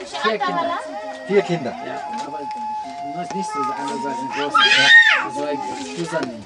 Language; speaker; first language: German; non-native, learner; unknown